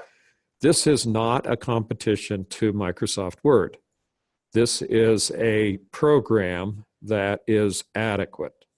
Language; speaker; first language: English; native; English